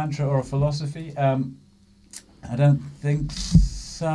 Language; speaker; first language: English; native; English